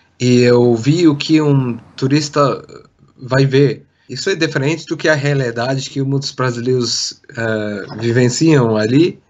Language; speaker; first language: Portuguese; non-native, fluent; English